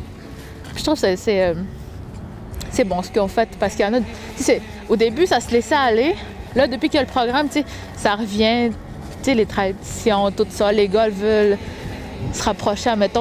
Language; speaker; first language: French; non-native, local second language; Innu-aimun